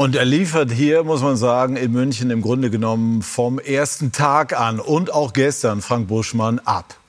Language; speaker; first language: German; native; German